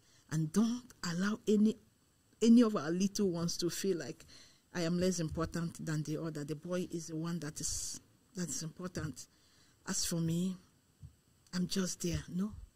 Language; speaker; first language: English; non-native, local second language; Igbo